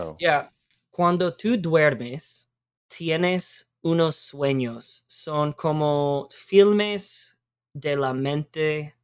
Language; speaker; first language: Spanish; non-native, fluent; English